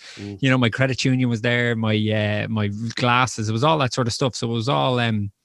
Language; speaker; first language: English; native; English